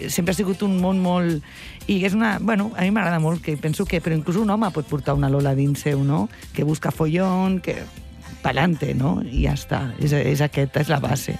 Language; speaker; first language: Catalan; non-native, local second language; Spanish